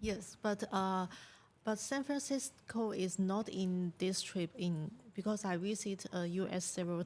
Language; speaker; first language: English; non-native, learner; Chinese